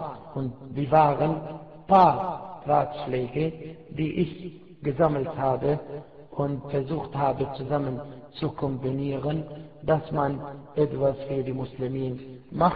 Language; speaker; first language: German; non-native, fluent; Arabic